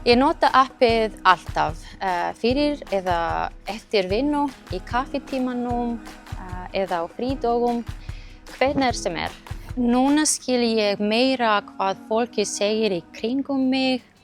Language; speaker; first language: Icelandic; non-native, learner; Romanian